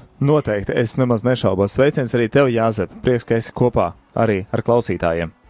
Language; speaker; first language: Latvian; native; Latvian